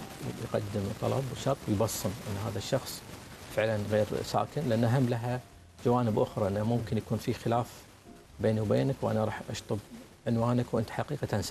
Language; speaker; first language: Arabic; native; Arabic